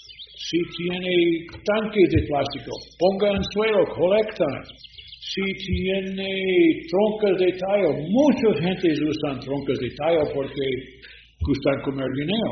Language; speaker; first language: Spanish; non-native, learner; English